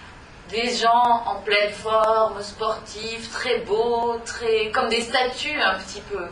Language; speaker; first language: French; native; French